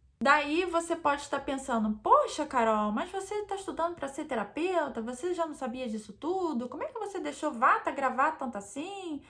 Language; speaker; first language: Portuguese; native; Portuguese